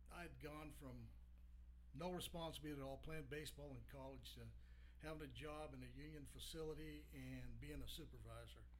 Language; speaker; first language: English; native; English